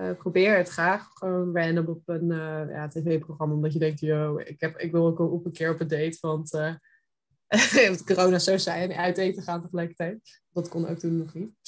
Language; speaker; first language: Dutch; early bilingual, heritage; Dutch